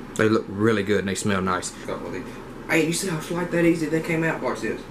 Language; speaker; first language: English; native; English